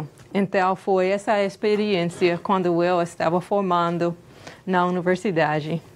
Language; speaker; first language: Portuguese; non-native, fluent; English